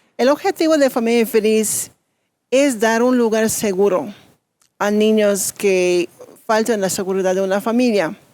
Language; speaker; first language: Spanish; non-native, fluent; English